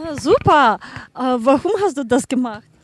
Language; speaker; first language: German; non-native, learner; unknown